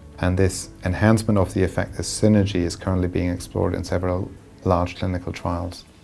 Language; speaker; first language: English; non-native, fluent; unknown